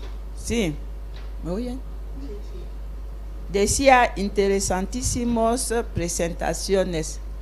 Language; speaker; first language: Spanish; non-native, fluent; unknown